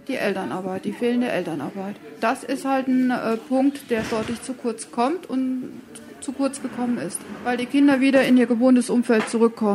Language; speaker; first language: German; native; German